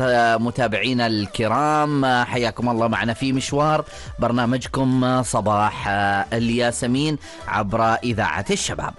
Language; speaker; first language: Arabic; native; Arabic